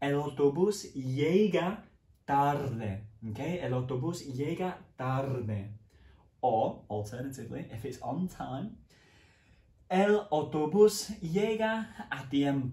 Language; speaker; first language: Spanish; non-native, fluent; English